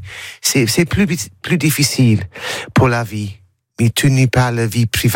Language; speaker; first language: French; non-native, learner; English